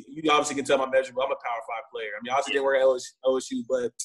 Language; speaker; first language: English; native; English